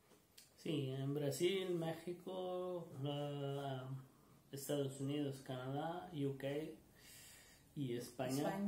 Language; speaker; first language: Spanish; non-native, learner; Portuguese